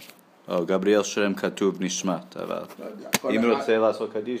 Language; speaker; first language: Hebrew; non-native, learner; English